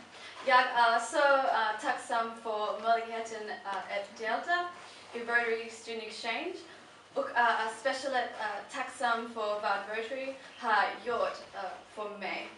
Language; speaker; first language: Swedish; non-native, learner; English